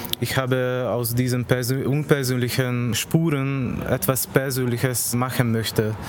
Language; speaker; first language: German; non-native, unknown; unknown